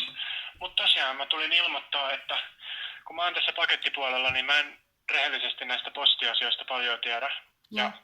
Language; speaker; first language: Finnish; native; Finnish